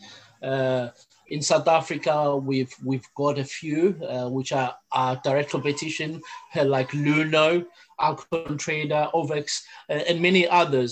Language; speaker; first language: English; non-native, local second language; Zulu